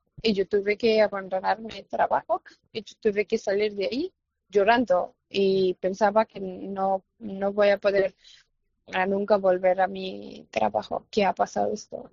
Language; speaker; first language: Spanish; non-native, fluent; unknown